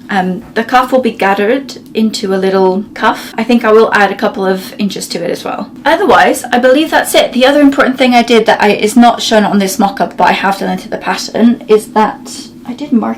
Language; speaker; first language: English; native; English